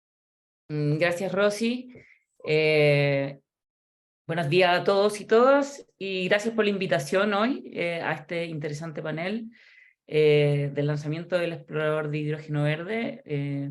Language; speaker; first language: Spanish; native; Spanish